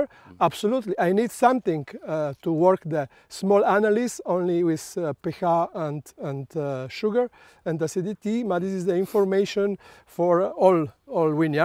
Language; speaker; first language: English; non-native, learner; Slovenian